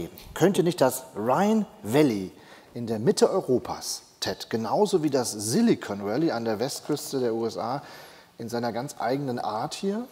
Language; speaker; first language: German; native; German